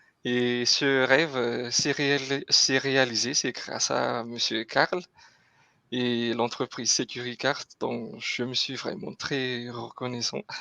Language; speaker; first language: French; non-native, local second language; Malagasy